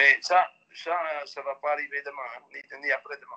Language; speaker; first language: French; non-native, local second language; Dutch